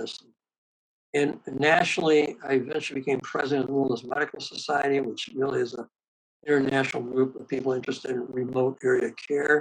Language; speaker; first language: English; native; English